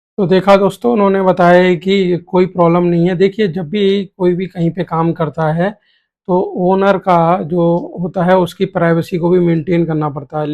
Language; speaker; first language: Hindi; native; Hindi